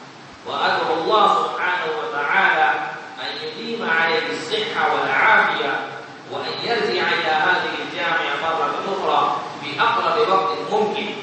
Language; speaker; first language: Arabic; non-native, fluent; Urdu